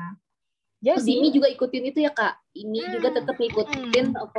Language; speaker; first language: Indonesian; native; Indonesian